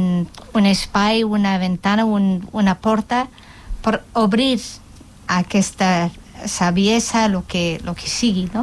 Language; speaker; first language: Catalan; non-native, local second language; Spanish